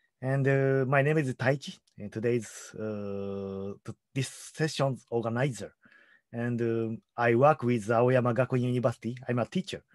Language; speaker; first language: English; non-native, learner; Japanese